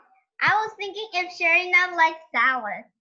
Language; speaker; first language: English; non-native, learner; Indonesian